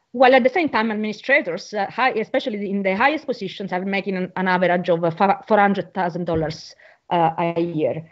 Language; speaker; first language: English; non-native, fluent; Italian